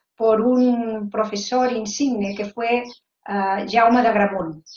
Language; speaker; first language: Spanish; native; Spanish